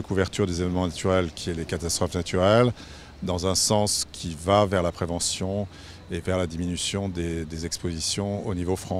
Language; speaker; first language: French; native; French